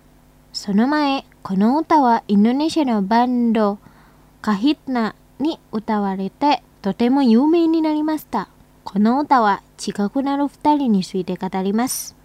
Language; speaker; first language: Japanese; non-native, fluent; Indonesian